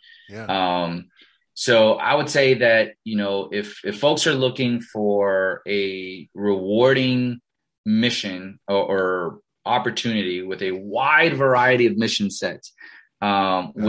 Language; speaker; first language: English; early bilingual, other home language; Spanish